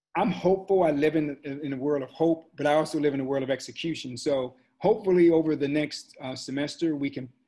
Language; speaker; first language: English; native; English